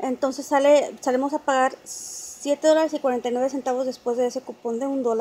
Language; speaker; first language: Spanish; native; Spanish